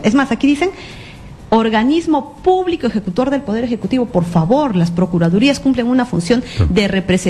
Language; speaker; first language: Spanish; native; Spanish